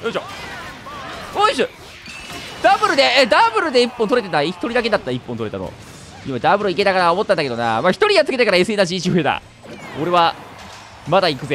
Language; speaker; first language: Japanese; native; Japanese